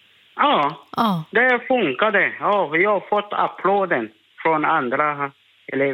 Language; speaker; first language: Swedish; non-native, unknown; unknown